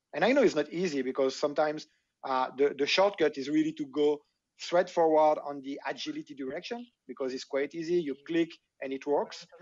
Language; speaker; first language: English; non-native, fluent; French